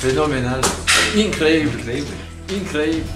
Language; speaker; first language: Spanish; non-native, fluent; French